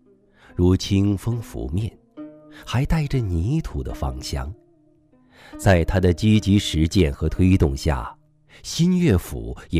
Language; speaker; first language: Chinese; native; Chinese